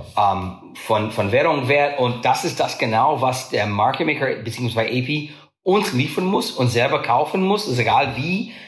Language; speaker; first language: German; non-native, fluent; English